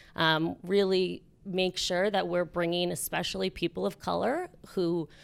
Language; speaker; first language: English; native; English